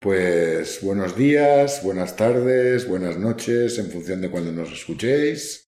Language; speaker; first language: Spanish; native; Spanish